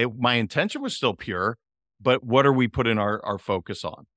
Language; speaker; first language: English; native; English